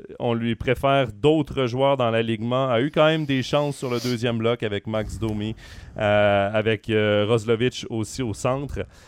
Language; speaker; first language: French; native; French